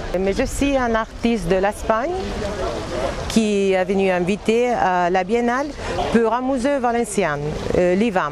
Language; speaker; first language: French; non-native, learner; Spanish